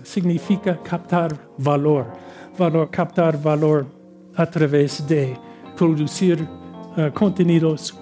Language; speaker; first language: Spanish; non-native, fluent; English